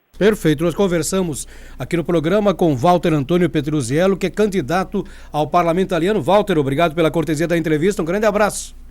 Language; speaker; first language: Portuguese; native; Portuguese